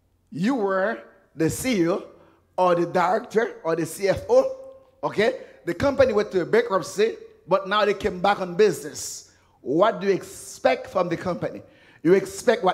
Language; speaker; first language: English; non-native, fluent; Haitian Creole